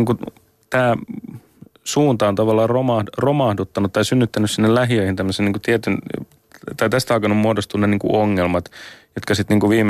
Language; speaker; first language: Finnish; native; Finnish